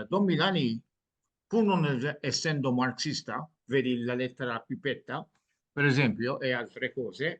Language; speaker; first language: Italian; non-native, fluent; Maltese